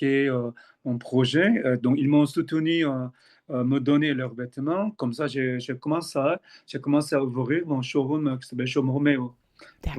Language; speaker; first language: French; non-native, fluent; Korean